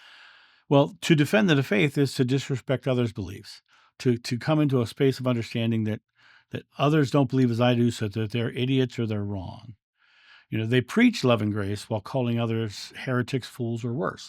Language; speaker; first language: English; native; English